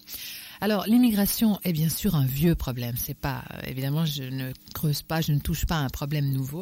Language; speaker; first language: French; native; French